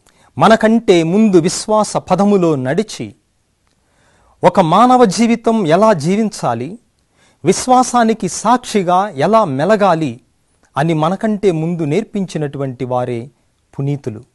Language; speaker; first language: Telugu; native; Telugu